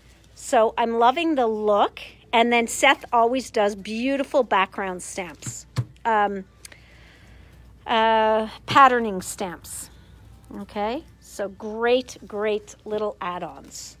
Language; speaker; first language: English; native; English